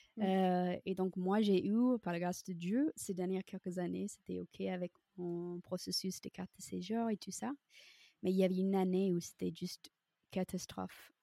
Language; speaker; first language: French; non-native, fluent; English